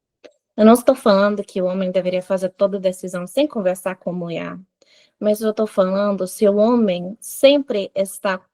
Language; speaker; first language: Portuguese; non-native, fluent; English